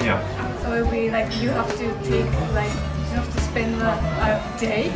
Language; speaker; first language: English; non-native, fluent; Japanese